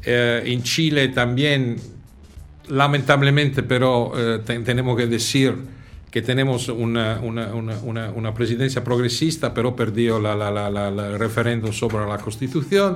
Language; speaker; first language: Spanish; non-native, fluent; Italian